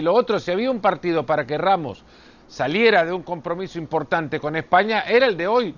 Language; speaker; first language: Spanish; native; Spanish